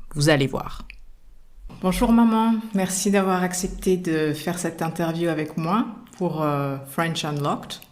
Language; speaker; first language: French; native; French